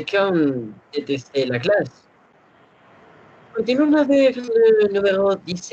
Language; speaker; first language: French; non-native, learner; Spanish